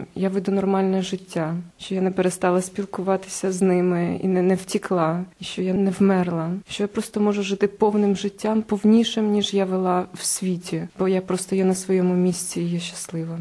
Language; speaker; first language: Ukrainian; native; Ukrainian